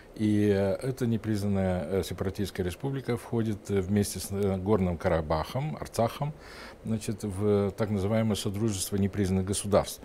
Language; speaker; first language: Russian; non-native, local second language; Romanian